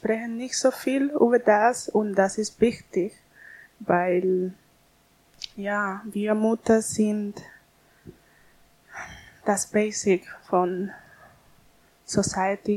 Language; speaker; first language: German; non-native, learner; Spanish